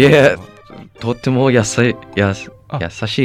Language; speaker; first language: Japanese; non-native, learner; English